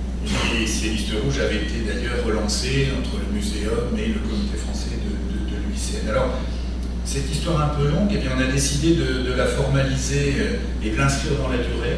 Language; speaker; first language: French; native; French